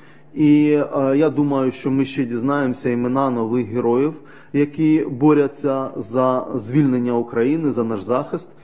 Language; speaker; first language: Ukrainian; native; Ukrainian